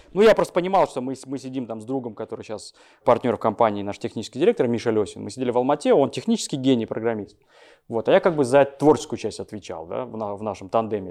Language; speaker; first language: Russian; native; Russian